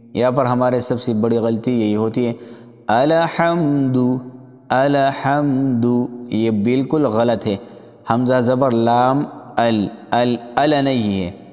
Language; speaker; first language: Urdu; non-native, local second language; Pashto